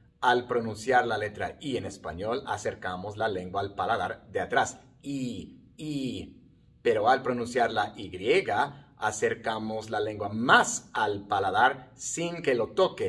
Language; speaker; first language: Spanish; non-native, fluent; English